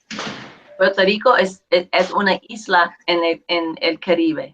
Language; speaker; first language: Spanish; non-native, fluent; English